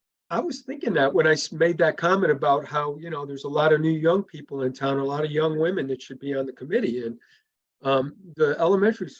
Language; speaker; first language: English; native; English